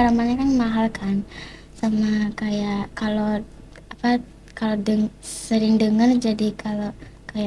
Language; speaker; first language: Indonesian; early bilingual, heritage; Indonesian